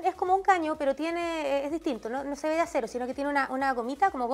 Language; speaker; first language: Spanish; native; Spanish